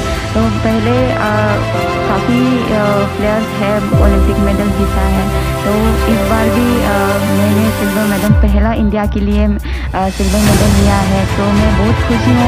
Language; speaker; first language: Hindi; non-native, local second language; Manipuri